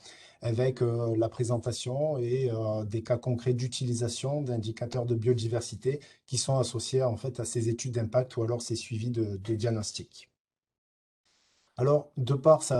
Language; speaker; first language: French; native; French